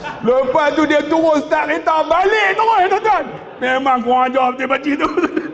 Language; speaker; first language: Malay; native; Malay